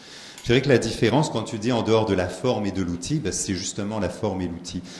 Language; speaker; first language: French; native; French